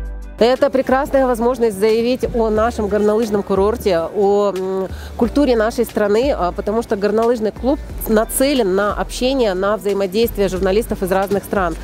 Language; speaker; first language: Russian; native; Russian